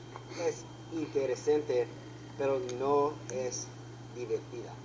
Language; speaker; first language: Spanish; non-native, learner; English